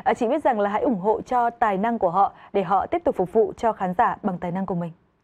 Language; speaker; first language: Vietnamese; native; Vietnamese